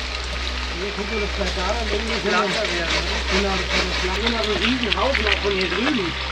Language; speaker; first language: German; native; German